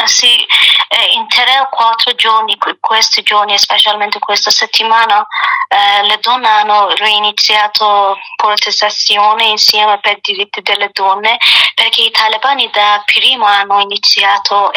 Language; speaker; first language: Italian; non-native, learner; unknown